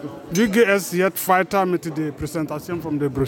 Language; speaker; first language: German; non-native, fluent; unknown